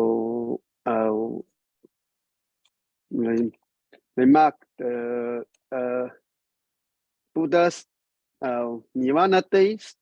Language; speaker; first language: English; non-native, learner; Chinese